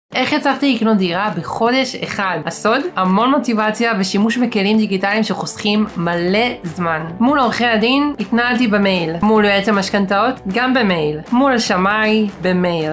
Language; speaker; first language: Hebrew; native; Hebrew